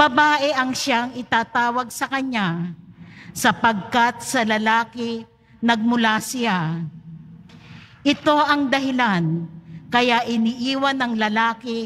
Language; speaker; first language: Filipino; native; Filipino